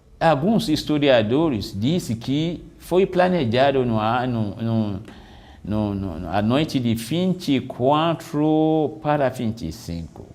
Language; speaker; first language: Portuguese; non-native, fluent; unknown